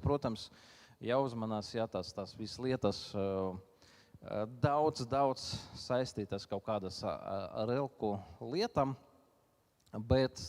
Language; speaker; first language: Latvian; non-native, local second language; Russian